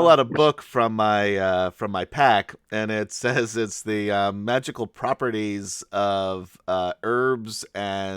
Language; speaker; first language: English; native; English